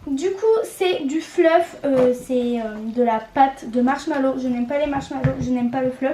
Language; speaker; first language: French; native; French